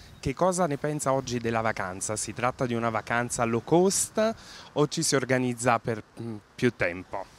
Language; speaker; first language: Italian; native; Italian